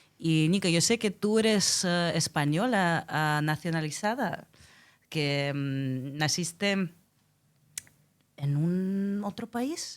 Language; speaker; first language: Spanish; non-native, fluent; Russian